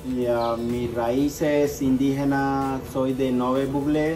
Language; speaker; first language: Spanish; non-native, local second language; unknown